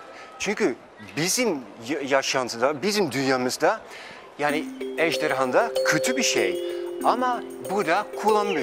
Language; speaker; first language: Turkish; non-native, fluent; Dutch